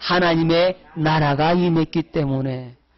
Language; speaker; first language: Korean; native; Korean